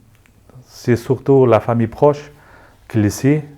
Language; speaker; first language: French; non-native, local second language; Luxembourgish